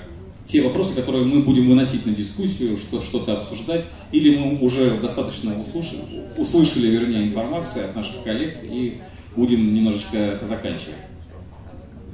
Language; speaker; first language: Russian; native; Russian